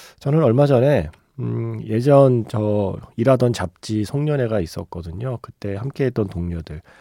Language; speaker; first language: Korean; native; Korean